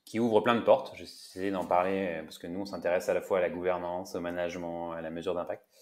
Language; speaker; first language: French; native; French